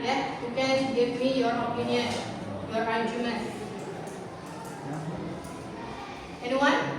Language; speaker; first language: English; non-native, learner; Indonesian